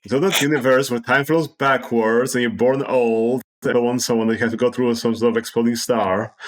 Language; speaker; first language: English; non-native, fluent; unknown